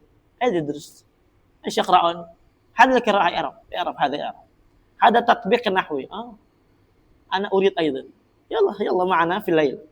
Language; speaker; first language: Arabic; non-native, fluent; Indonesian